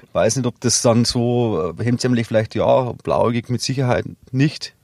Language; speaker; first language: German; native; German